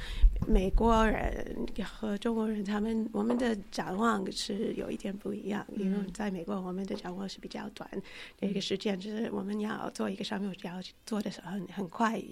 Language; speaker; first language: Chinese; non-native, fluent; English